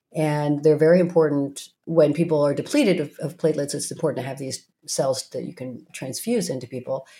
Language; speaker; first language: English; native; English